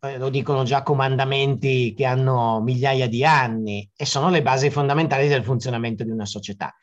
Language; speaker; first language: Italian; native; Italian